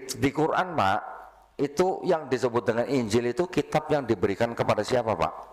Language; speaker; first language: Indonesian; native; Indonesian